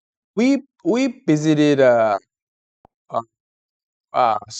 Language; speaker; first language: English; non-native, learner; Korean